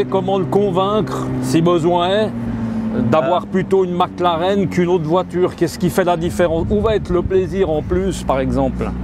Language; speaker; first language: French; native; French